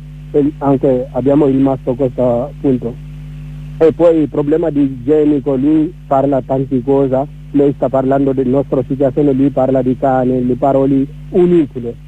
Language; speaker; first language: Italian; non-native, learner; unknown